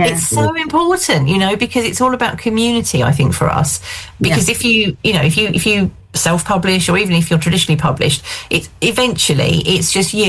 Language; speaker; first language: English; native; English